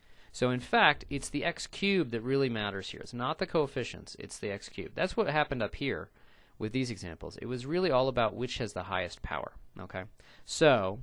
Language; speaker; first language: English; native; English